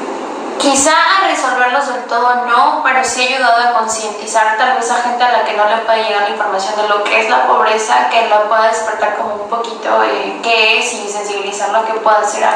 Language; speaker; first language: Spanish; native; Spanish